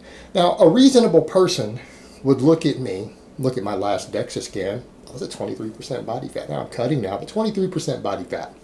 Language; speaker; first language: English; native; English